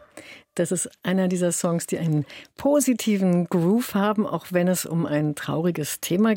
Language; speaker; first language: German; native; German